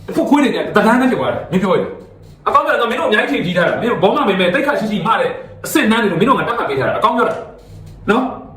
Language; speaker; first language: Burmese; native; Burmese